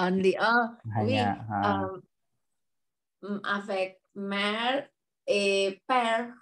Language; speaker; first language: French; non-native, learner; Indonesian